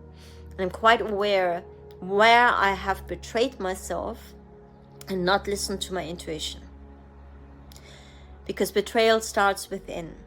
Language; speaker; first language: English; non-native, fluent; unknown